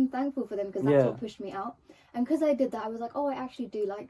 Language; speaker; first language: English; non-native, local second language; Telugu